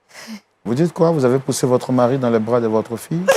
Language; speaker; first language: French; native; French